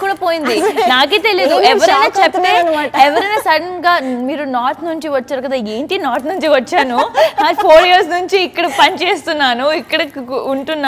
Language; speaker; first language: Telugu; non-native, fluent; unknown